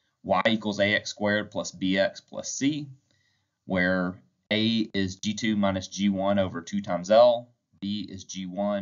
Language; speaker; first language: English; native; English